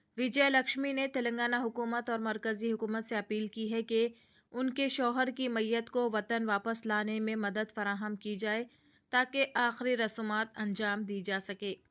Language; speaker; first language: Urdu; native; Urdu